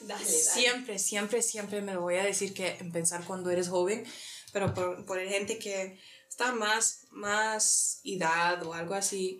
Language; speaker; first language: Spanish; early bilingual, heritage; English